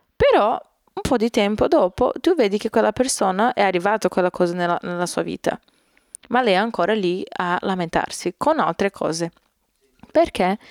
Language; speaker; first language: Italian; non-native, fluent; Portuguese